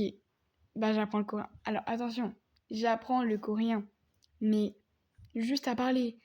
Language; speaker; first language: French; native; French